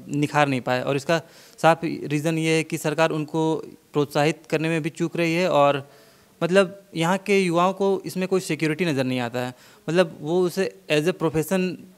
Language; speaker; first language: Hindi; native; Hindi